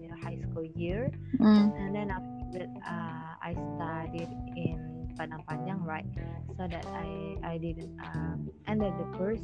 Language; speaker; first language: English; non-native, learner; Indonesian